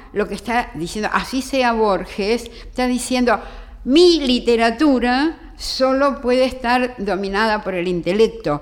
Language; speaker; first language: Spanish; native; Spanish